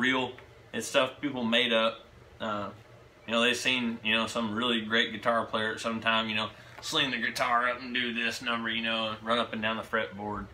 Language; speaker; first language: English; native; English